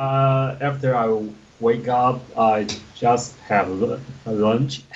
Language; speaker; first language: English; non-native, learner; Chinese